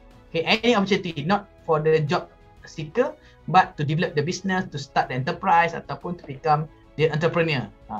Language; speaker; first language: English; non-native, local second language; Malay